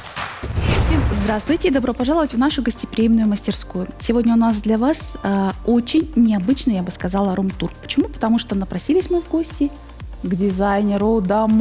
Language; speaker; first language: Russian; native; Russian